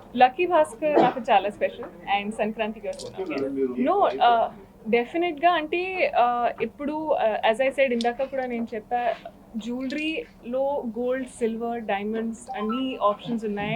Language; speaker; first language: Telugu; non-native, learner; Hindi